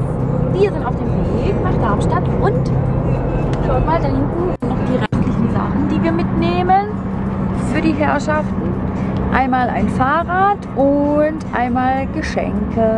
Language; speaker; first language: German; native; German